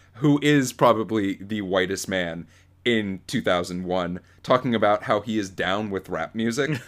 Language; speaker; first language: English; native; English